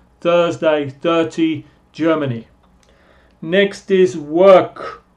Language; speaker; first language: English; non-native, fluent; Spanish